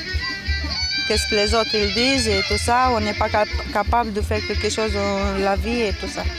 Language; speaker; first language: French; non-native, fluent; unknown